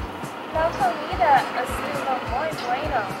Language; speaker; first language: Spanish; non-native, learner; English